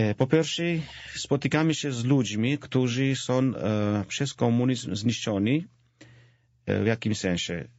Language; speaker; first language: Polish; non-native, fluent; Georgian